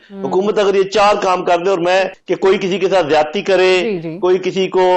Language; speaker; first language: Urdu; native; Urdu